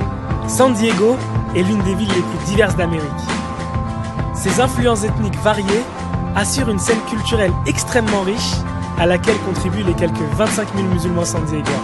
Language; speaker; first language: French; native; French